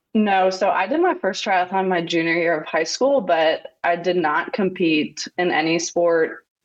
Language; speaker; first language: English; native; English